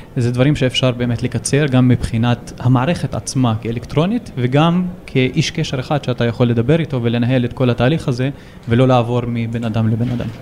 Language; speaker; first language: Hebrew; non-native, local second language; Arabic